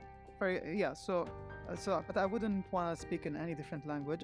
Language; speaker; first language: English; non-native, fluent; Arabic